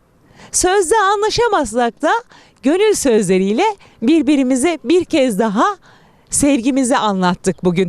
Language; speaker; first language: Turkish; native; Turkish